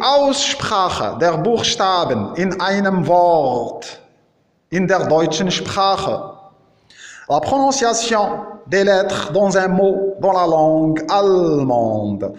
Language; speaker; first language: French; non-native, local second language; Arabic